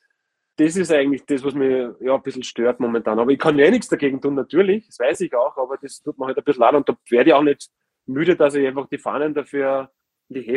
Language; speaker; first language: German; native; German